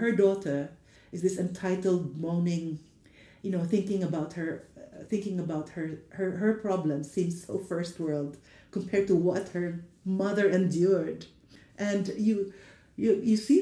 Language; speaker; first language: English; non-native, local second language; Filipino